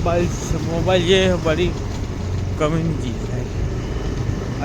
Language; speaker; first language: Hindi; non-native, local second language; Gujarati